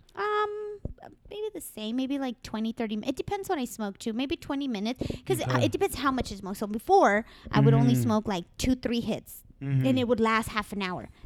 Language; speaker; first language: English; non-native, fluent; Spanish